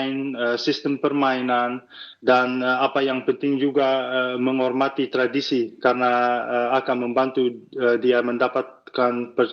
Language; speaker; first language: Indonesian; non-native, fluent; Dutch